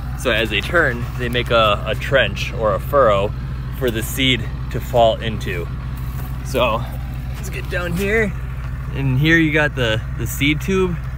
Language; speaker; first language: English; native; English